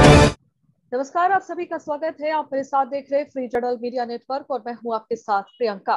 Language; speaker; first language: Hindi; native; Hindi